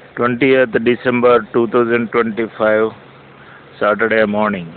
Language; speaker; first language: English; non-native, local second language; Telugu